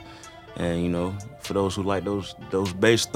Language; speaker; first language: English; native; English